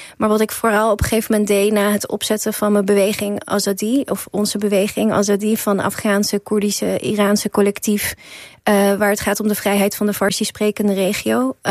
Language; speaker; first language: Dutch; early bilingual, other home language; Persian